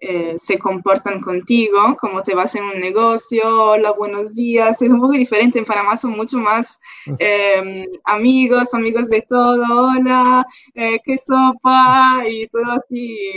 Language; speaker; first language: Spanish; non-native, local second language; Italian